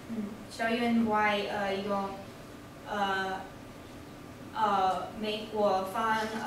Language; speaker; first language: Chinese; non-native, learner; English